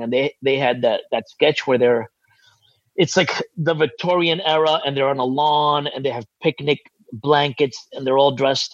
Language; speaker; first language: English; early bilingual, other home language; Spanish